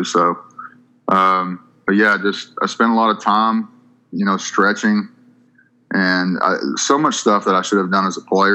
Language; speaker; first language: English; native; English